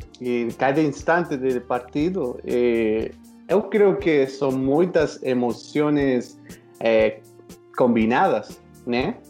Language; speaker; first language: Portuguese; non-native, learner; Spanish